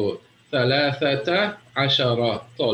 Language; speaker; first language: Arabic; non-native, fluent; English